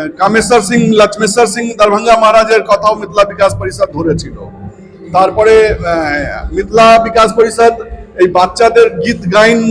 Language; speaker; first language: Bangla; non-native, local second language; Maithili